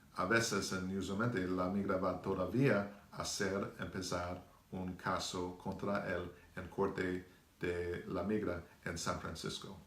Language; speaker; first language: Spanish; non-native, learner; English